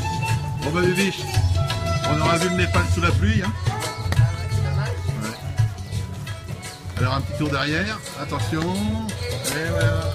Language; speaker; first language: French; native; French